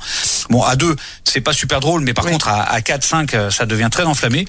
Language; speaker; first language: French; native; French